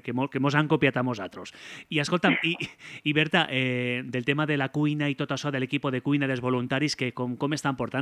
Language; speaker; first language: Catalan; native; Catalan